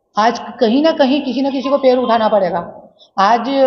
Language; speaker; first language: Hindi; non-native, local second language; Marathi